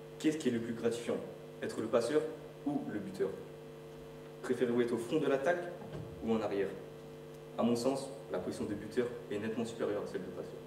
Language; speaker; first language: French; native; French